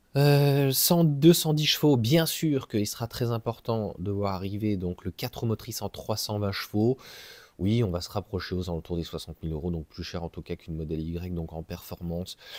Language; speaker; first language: French; native; French